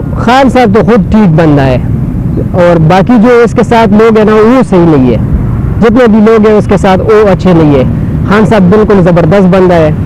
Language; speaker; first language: Urdu; non-native, local second language; Pashto